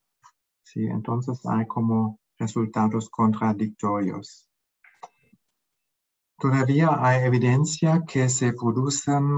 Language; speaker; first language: Spanish; non-native, fluent; German